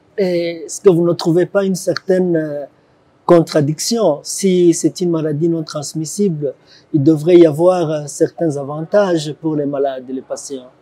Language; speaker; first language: French; non-native, local second language; Kinyarwanda